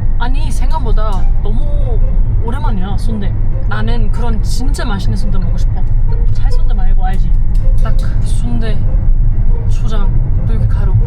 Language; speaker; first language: Korean; non-native, fluent; German